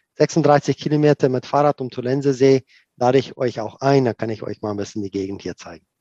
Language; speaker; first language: German; non-native, fluent; Afrikaans